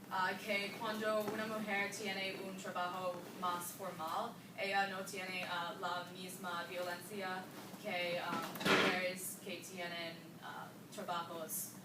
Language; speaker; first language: Spanish; non-native, learner; English